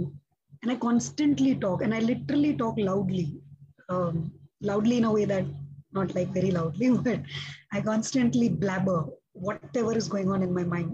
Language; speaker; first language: English; non-native, local second language; Gujarati